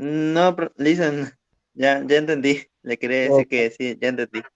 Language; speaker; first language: Spanish; native; Spanish